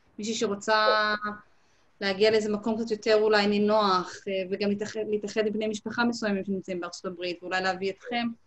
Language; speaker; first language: Hebrew; native; Hebrew